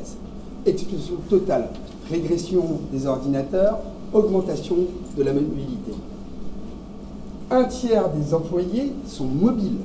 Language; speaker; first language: French; native; French